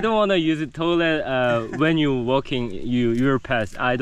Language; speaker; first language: English; non-native, learner; Korean